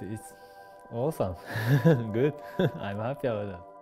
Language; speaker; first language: English; non-native, learner; Japanese